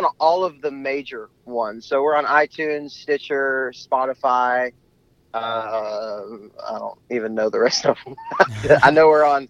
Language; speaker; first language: English; native; English